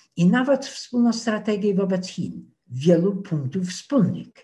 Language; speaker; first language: Polish; non-native, fluent; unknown